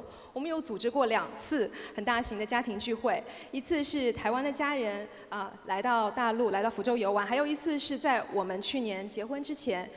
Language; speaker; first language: Chinese; native; Chinese